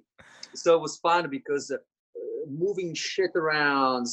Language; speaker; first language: English; non-native, fluent; Italian